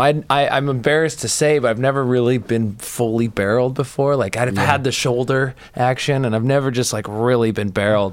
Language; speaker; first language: English; native; English